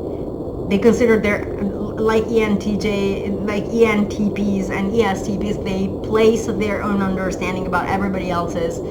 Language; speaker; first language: English; non-native, fluent; Italian